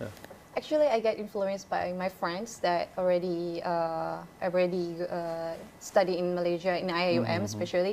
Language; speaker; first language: English; non-native, fluent; Indonesian